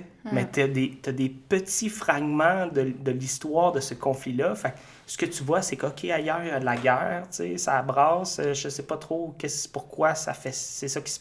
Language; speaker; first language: French; native; French